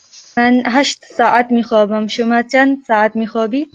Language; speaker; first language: Persian; non-native, learner; Urdu